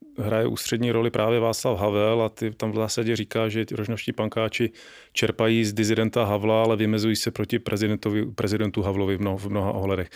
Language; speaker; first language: Czech; native; Czech